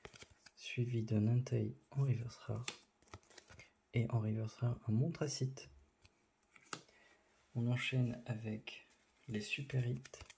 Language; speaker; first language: French; native; French